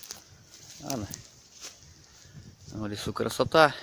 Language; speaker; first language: Russian; native; Russian